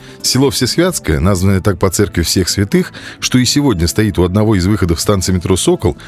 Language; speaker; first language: Russian; native; Russian